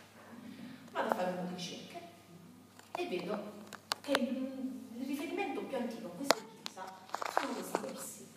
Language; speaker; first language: Italian; native; Italian